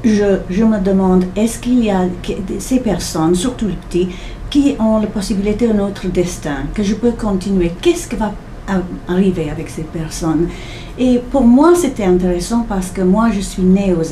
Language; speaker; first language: French; non-native, fluent; English